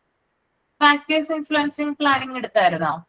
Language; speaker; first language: Malayalam; native; Malayalam